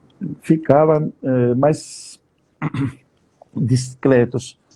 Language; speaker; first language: Portuguese; non-native, fluent; Turkish